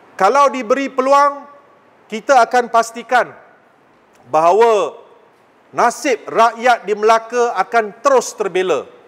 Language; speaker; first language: Malay; non-native, local second language; Tamil